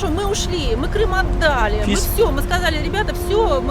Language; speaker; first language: Russian; native; Russian